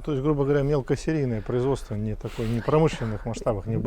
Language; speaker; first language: Russian; native; Russian